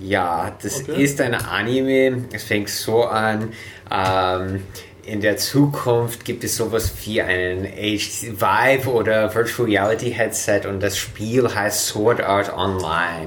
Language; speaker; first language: German; non-native, fluent; English